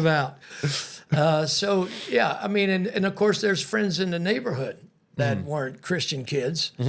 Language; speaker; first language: English; native; English